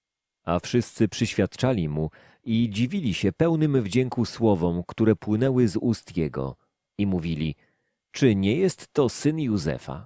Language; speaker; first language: Polish; native; Polish